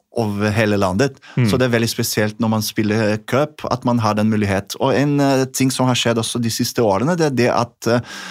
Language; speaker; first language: Norwegian; non-native, fluent; Portuguese